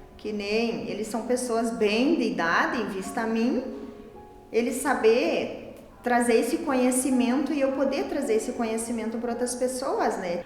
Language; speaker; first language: Portuguese; native; Portuguese